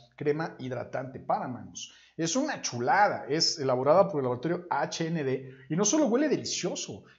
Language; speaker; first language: Spanish; native; Spanish